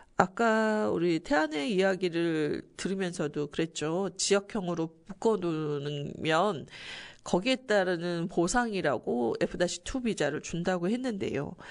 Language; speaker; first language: Korean; native; Korean